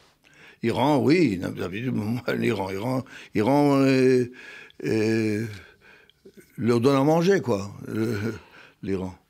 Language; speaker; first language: French; non-native, fluent; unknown